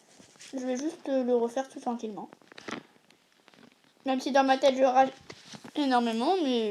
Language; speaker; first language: French; native; French